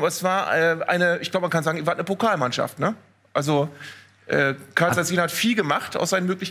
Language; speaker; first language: German; native; German